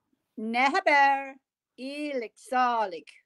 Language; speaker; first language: Turkish; non-native, learner; English